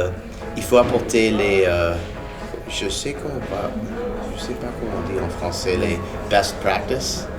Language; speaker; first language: French; early bilingual, heritage; English